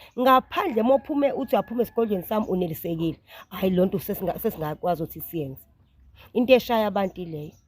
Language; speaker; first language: Zulu; native; Zulu